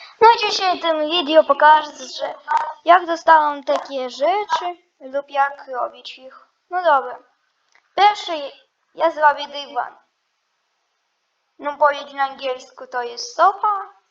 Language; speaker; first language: Polish; non-native, learner; Ukrainian